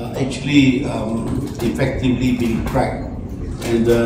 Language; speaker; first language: English; non-native, local second language; Malay